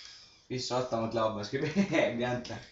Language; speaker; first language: Swedish; native; Swedish